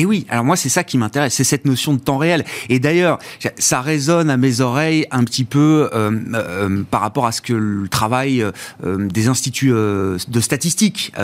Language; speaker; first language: French; native; French